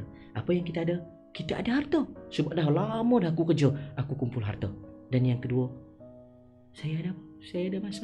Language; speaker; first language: Malay; native; Malay